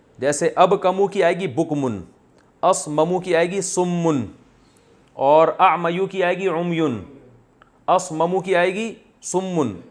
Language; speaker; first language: Urdu; native; Urdu